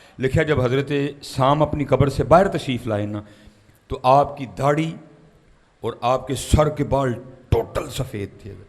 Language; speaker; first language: Urdu; non-native, local second language; Punjabi